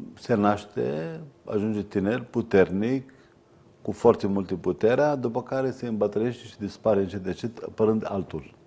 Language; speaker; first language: Romanian; non-native, fluent; Arabic